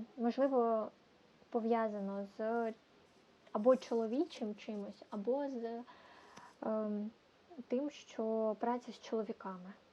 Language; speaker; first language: Ukrainian; non-native, local second language; Russian